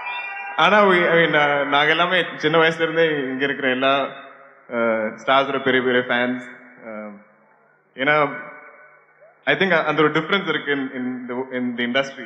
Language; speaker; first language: Tamil; non-native, local second language; Malayalam